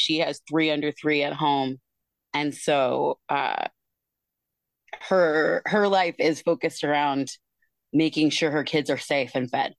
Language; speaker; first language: English; native; English